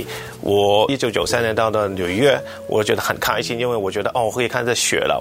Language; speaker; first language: Chinese; non-native, local second language; Cantonese